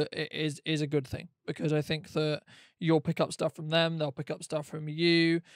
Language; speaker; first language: English; native; English